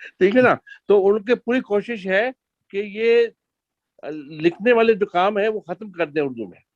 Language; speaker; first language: Urdu; non-native, fluent; Arabic